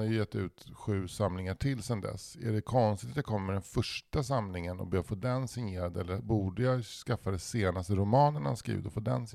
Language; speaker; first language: Swedish; native; Swedish